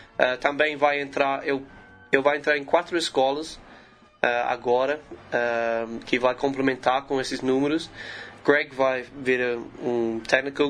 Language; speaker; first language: Portuguese; non-native, learner; English